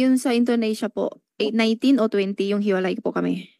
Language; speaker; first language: Filipino; non-native, learner; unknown